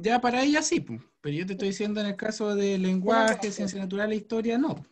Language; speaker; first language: Spanish; native; Spanish